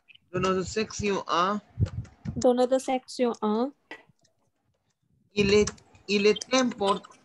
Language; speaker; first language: French; non-native, learner; Hindi